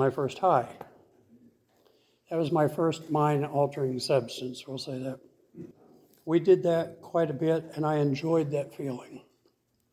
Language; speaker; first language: English; native; English